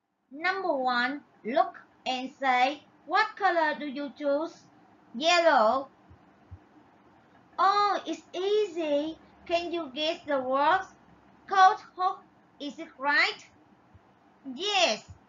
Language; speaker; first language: English; non-native, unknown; Vietnamese